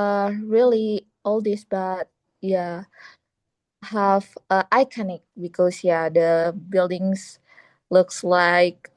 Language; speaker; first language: English; non-native, learner; Indonesian